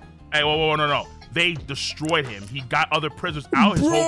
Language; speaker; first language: English; native; English